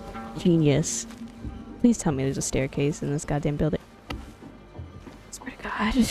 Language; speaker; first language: English; native; English